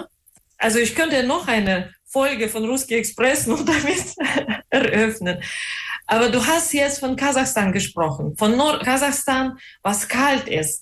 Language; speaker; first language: German; non-native, fluent; Russian